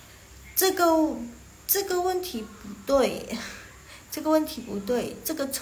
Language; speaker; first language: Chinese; non-native, fluent; Indonesian